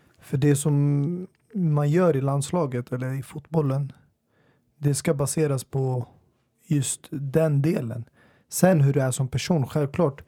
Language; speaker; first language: Swedish; native; Swedish